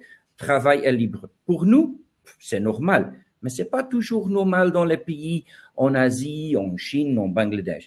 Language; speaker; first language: French; non-native, learner; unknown